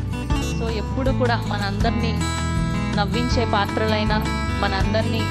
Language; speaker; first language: Telugu; native; Telugu